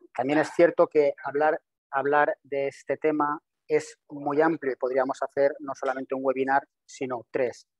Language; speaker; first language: Spanish; non-native, local second language; Catalan